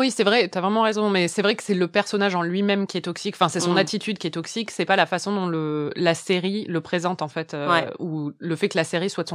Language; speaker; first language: French; native; French